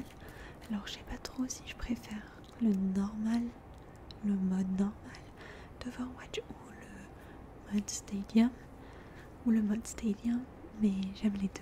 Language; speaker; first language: French; early bilingual, heritage; French